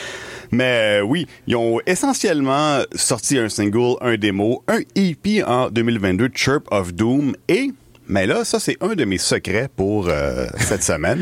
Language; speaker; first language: French; native; French